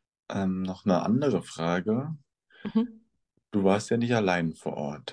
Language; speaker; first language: German; native; German